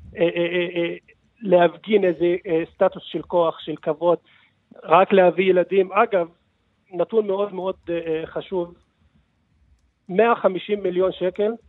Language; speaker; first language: Hebrew; non-native, local second language; Arabic